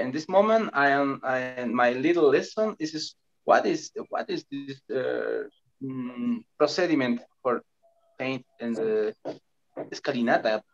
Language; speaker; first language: English; non-native, learner; Spanish